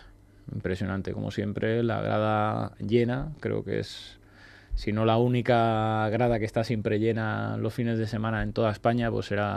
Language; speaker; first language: Spanish; native; Spanish